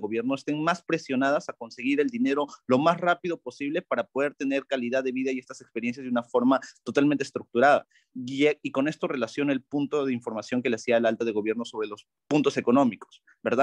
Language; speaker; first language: Spanish; native; Spanish